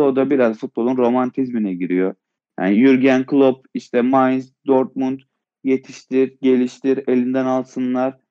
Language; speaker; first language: Turkish; native; Turkish